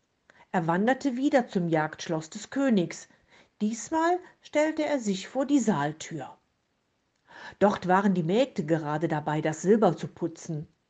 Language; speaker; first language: German; native; German